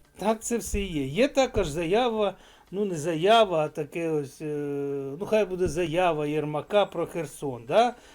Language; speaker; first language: Ukrainian; non-native, local second language; Russian